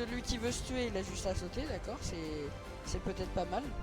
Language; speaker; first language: French; native; French